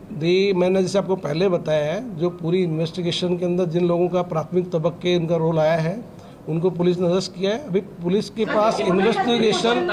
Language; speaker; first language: Hindi; non-native, local second language; Gujarati